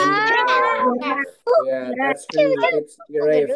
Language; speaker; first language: English; non-native, fluent; Indonesian